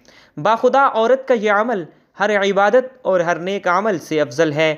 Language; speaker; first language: Urdu; native; Urdu